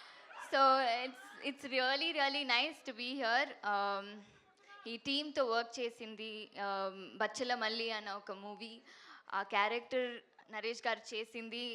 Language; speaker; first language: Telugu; non-native, learner; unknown